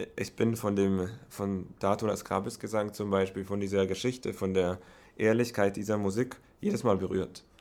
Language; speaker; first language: German; non-native, fluent; Hebrew